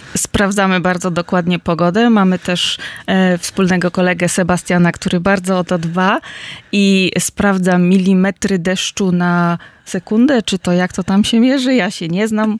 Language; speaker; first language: Polish; native; Polish